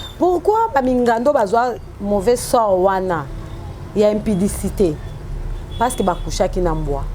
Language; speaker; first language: Lingala; non-native, local second language; Mongo